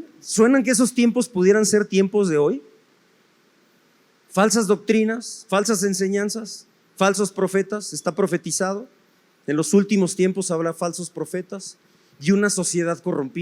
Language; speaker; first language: Spanish; native; Spanish